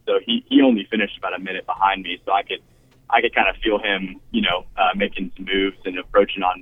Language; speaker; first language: English; native; English